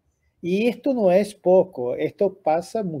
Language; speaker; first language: Portuguese; non-native, fluent; Spanish